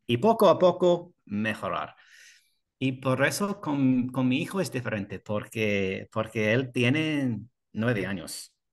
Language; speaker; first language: Spanish; non-native, learner; English